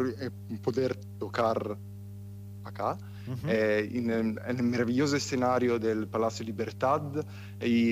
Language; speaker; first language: Spanish; non-native, fluent; Italian